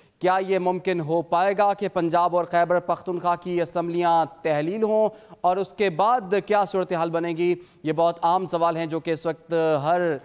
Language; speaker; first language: Urdu; native; Urdu